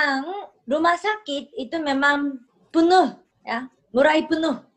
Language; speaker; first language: Indonesian; non-native, fluent; Japanese